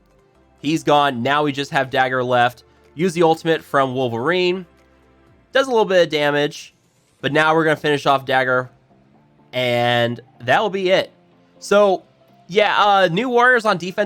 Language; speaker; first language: English; native; English